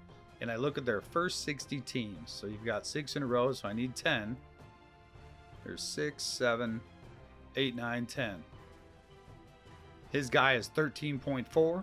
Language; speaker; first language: English; native; English